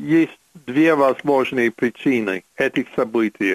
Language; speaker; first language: Russian; non-native, fluent; English